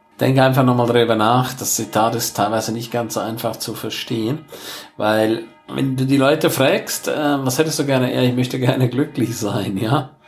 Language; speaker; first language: German; non-native, local second language; Romansh